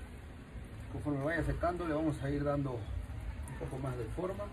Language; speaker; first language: Spanish; native; Spanish